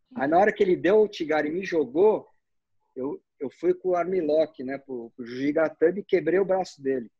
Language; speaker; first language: Portuguese; native; Portuguese